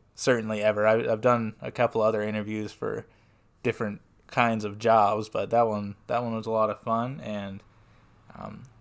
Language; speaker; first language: English; native; English